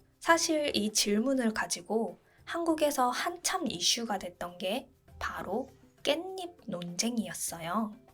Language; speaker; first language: Korean; non-native, fluent; Japanese